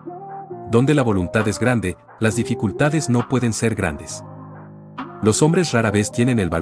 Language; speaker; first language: Spanish; native; Spanish